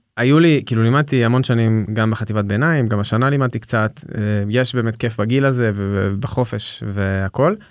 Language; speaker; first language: Hebrew; native; Hebrew